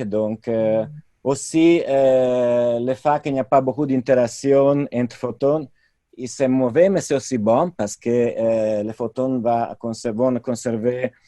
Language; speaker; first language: French; non-native, fluent; Italian